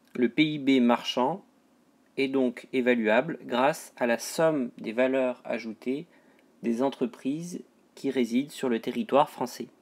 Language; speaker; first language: French; native; French